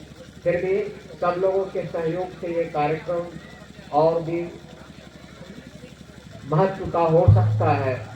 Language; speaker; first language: Hindi; native; Hindi